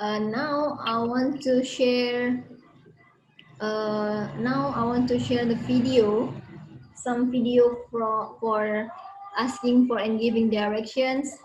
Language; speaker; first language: English; non-native, learner; Indonesian